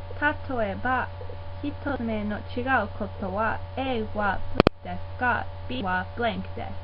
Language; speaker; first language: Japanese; non-native, learner; English